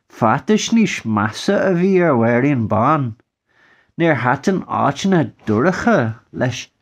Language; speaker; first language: Irish; non-native, local second language; English